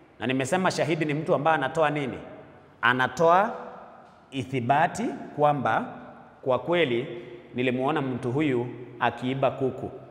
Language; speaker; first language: Swahili; non-native, local second language; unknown